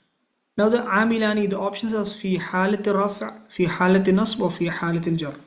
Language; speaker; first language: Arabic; non-native, fluent; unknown